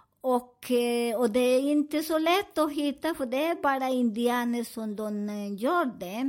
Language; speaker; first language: Swedish; non-native, learner; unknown